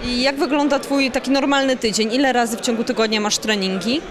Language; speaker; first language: Polish; native; Polish